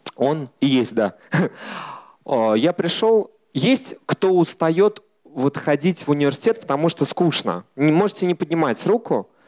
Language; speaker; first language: Russian; native; Russian